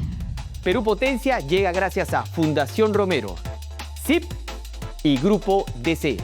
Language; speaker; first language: Spanish; native; Spanish